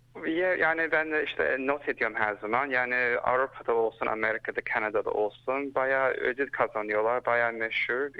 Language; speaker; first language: Turkish; early bilingual, heritage; Turkish